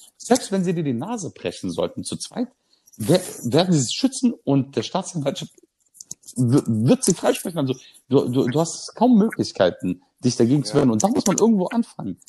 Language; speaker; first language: German; early bilingual, other home language; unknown